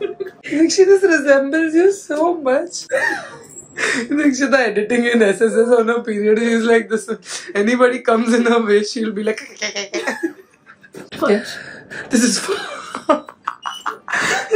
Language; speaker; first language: English; non-native, local second language; Hindi